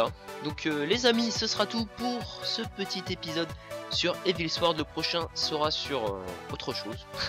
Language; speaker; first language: French; native; French